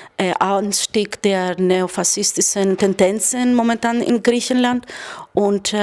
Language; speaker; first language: German; non-native, fluent; Greek